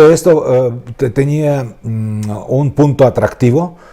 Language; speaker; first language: Spanish; non-native, fluent; Russian